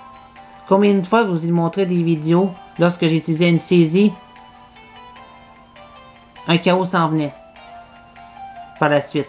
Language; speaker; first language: French; native; French